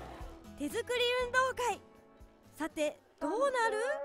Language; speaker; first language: Japanese; native; Japanese